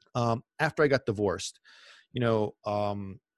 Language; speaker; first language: English; non-native, fluent; Italian